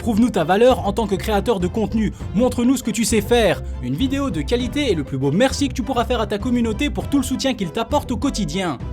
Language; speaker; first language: French; native; French